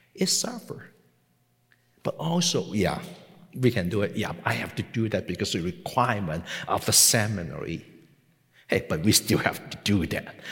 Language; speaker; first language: English; non-native, local second language; Cantonese